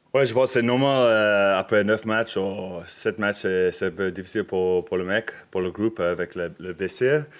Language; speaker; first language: French; non-native, learner; English